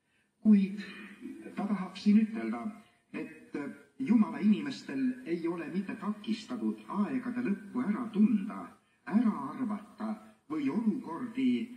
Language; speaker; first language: Estonian; native; Estonian